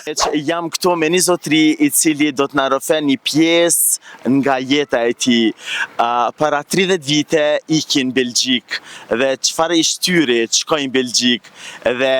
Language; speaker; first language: Albanian; native; Albanian